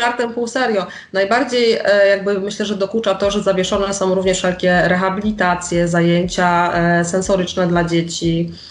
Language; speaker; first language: Polish; native; Polish